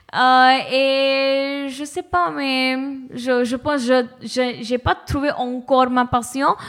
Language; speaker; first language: French; non-native, learner; Hindi